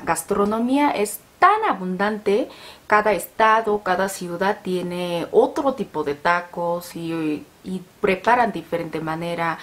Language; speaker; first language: Spanish; non-native, learner; Korean